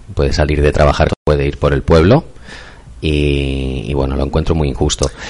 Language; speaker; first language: Spanish; non-native, local second language; Catalan